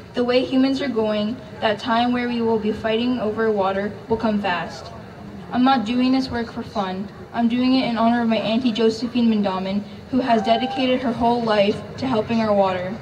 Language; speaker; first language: English; native; English